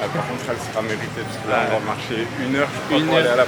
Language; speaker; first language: French; native; French